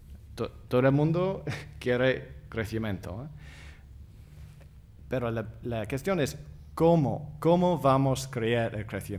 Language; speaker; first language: Spanish; non-native, fluent; English